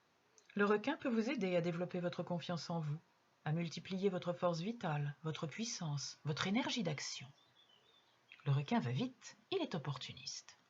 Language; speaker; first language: French; native; French